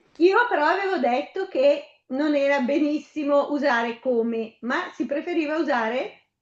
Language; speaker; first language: Italian; native; Italian